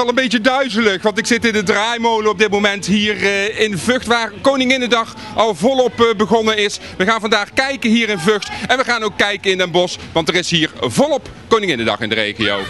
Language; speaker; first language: Dutch; native; Dutch